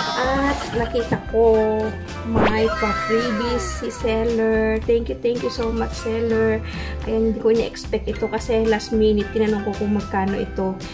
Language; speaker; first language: Filipino; non-native, local second language; Iloko